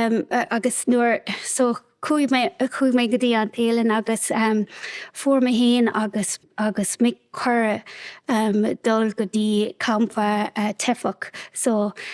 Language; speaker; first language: Irish; non-native, local second language; English